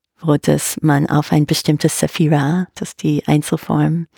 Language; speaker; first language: German; non-native, fluent; English